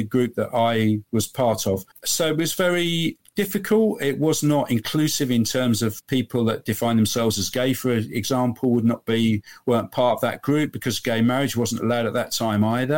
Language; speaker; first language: English; native; English